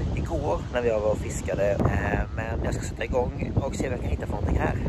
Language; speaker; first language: Swedish; native; Swedish